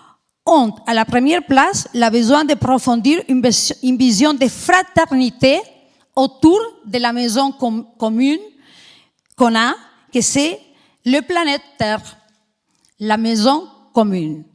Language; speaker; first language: French; non-native, fluent; Spanish